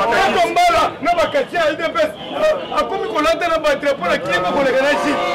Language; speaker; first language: Lingala; native; Lingala